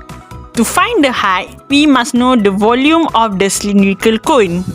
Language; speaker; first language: English; non-native, local second language; Malay